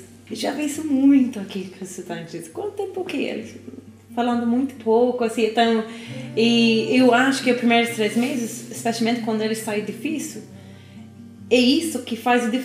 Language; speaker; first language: Portuguese; non-native, learner; English